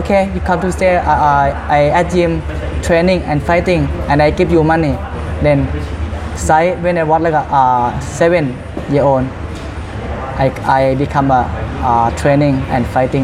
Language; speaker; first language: English; non-native, learner; Thai